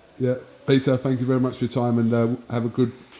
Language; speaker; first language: English; native; English